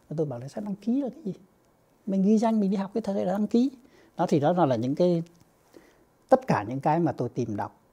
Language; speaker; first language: Vietnamese; native; Vietnamese